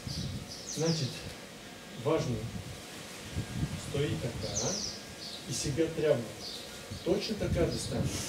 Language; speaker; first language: Bulgarian; non-native, learner; Russian